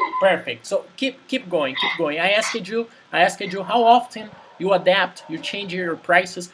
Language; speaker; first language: English; non-native, fluent; Portuguese